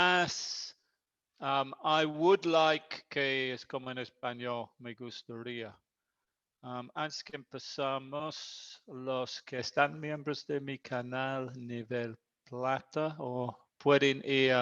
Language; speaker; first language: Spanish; non-native, fluent; English